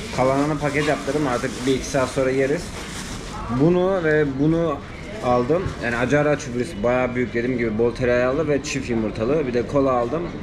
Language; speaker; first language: Turkish; native; Turkish